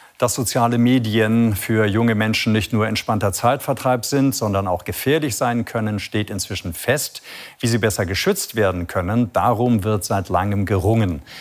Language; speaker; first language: German; native; German